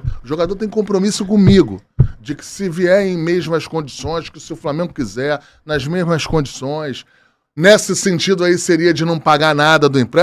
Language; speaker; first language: Portuguese; native; Portuguese